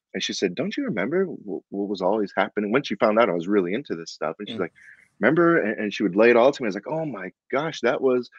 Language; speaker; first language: English; native; English